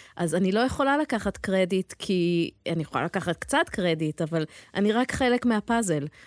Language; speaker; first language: Hebrew; early bilingual, heritage; Hebrew